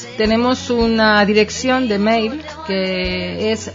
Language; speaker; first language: Spanish; native; Spanish